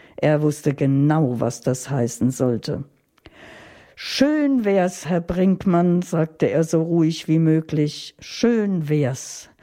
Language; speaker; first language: German; native; German